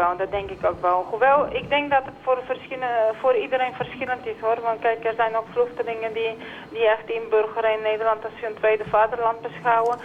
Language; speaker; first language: Dutch; non-native, fluent; Bulgarian